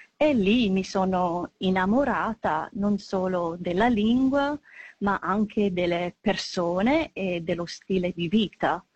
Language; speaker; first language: Italian; non-native, fluent; English